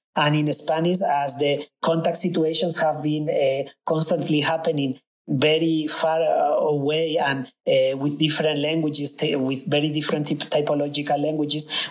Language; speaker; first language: English; non-native, fluent; Spanish